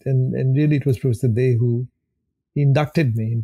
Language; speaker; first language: English; non-native, local second language; Bangla